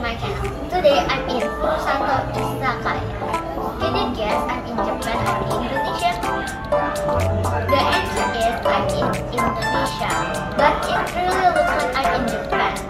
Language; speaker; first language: English; non-native, learner; Indonesian